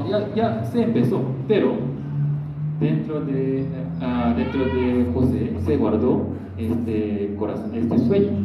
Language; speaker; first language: Spanish; non-native, learner; Korean